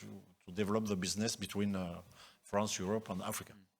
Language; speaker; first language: English; non-native, local second language; French